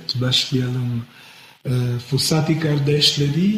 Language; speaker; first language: Turkish; non-native, fluent; Italian